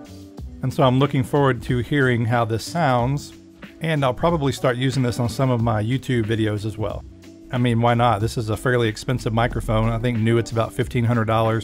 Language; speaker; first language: English; native; English